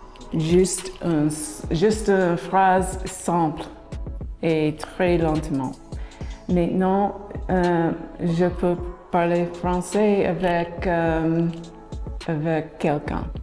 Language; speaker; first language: French; non-native, learner; English